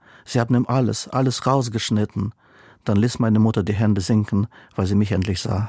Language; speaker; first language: German; non-native, fluent; Russian